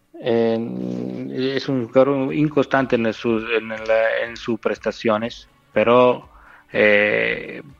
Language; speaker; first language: Spanish; non-native, fluent; Italian